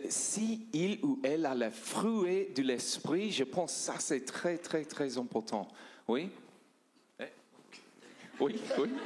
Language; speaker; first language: French; non-native, learner; English